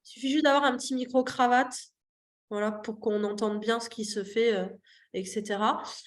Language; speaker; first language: French; native; French